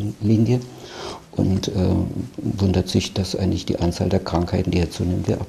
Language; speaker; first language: German; native; German